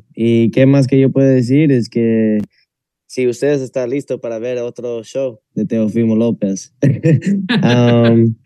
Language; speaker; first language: Spanish; non-native, fluent; English